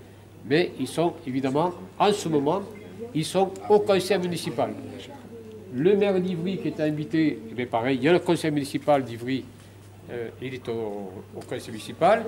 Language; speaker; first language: French; native; French